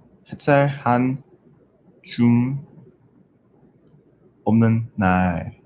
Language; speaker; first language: Korean; non-native, learner; English